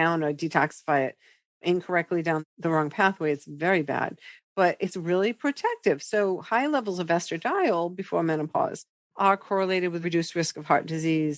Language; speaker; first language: English; native; English